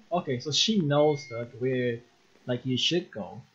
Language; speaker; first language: English; non-native, learner; Japanese